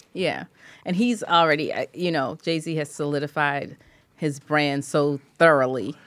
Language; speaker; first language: English; early bilingual, other home language; Yoruba